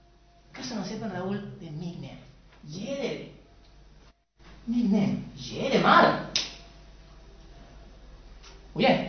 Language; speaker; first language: Hungarian; non-native, fluent; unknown